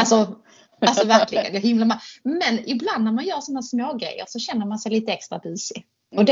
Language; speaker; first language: Swedish; native; Swedish